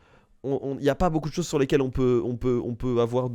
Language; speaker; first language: French; native; French